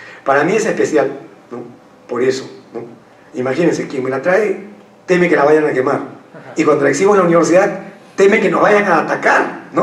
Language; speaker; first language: Spanish; native; Spanish